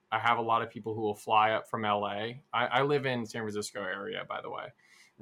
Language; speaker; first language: English; native; English